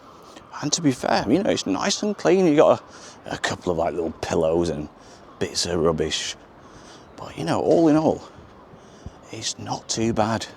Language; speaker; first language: English; native; English